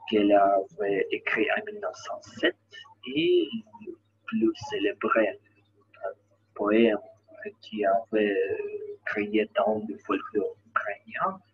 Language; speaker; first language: French; non-native, learner; Ukrainian